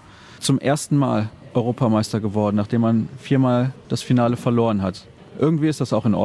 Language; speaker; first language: German; native; German